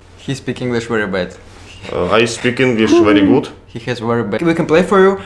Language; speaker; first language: English; non-native, learner; Russian